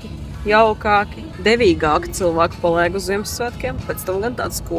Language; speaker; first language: Latvian; native; Latvian